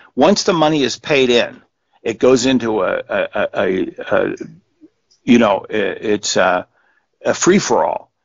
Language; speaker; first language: English; native; English